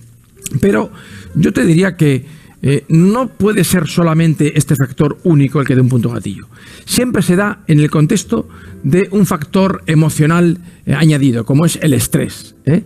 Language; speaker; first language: Spanish; native; Spanish